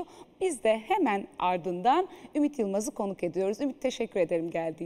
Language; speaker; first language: Turkish; native; Turkish